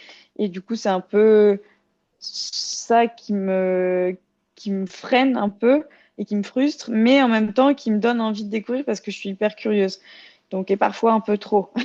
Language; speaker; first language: French; native; French